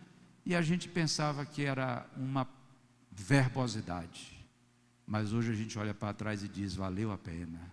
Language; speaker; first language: Portuguese; native; Portuguese